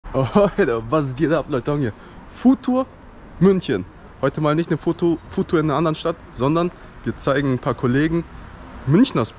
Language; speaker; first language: German; native; German